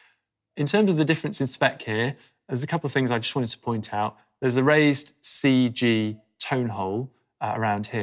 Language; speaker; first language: English; native; English